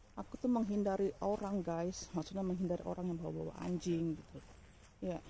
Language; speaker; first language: Indonesian; native; Indonesian